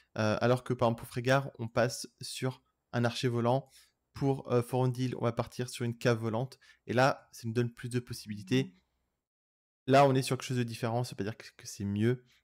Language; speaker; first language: French; native; French